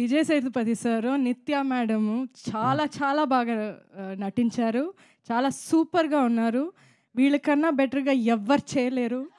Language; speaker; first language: Telugu; non-native, local second language; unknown